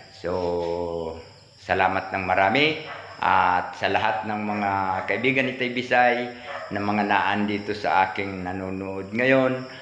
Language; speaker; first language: Filipino; native; Filipino